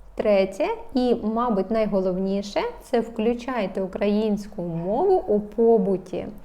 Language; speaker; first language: Ukrainian; non-native, local second language; Russian